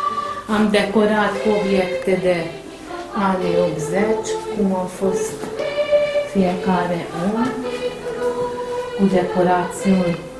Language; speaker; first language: Romanian; non-native, local second language; Hungarian